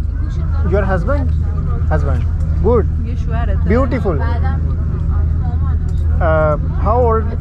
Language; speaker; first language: English; non-native, learner; Urdu